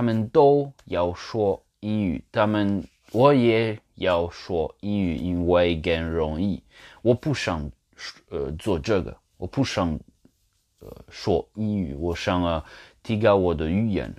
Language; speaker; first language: Chinese; non-native, learner; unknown